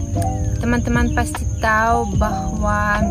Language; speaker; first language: Indonesian; non-native, fluent; Russian